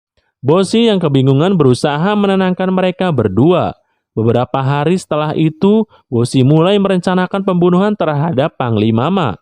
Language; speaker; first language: Indonesian; native; Indonesian